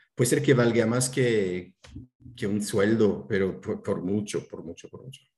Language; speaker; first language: Spanish; non-native, fluent; French